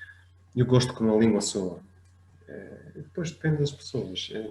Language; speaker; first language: Portuguese; non-native, fluent; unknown